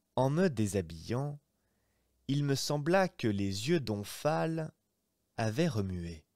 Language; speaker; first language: French; native; French